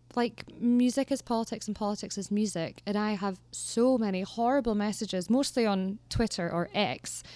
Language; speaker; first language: English; native; English